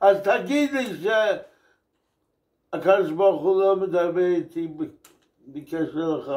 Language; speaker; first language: Hebrew; non-native, fluent; English